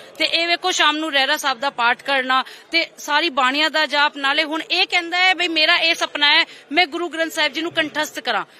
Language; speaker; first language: Punjabi; non-native, local second language; Hindi